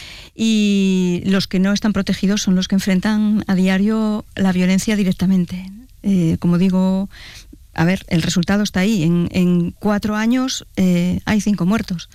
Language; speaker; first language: Spanish; native; Spanish